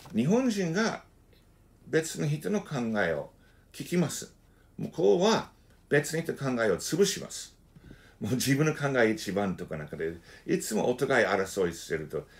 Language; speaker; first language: Japanese; non-native, fluent; English